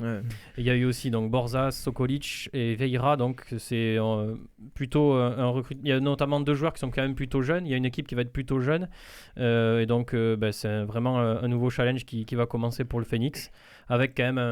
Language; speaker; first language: French; native; French